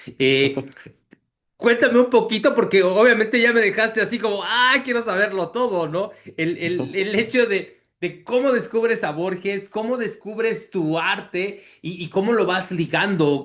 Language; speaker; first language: Spanish; native; Spanish